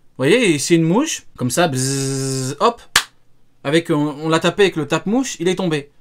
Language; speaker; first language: French; native; French